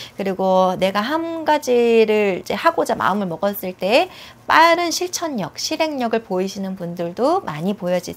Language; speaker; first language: Korean; native; Korean